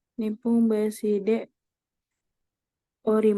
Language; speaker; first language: Japanese; non-native, learner; Indonesian